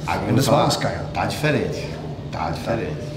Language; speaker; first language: Portuguese; native; Portuguese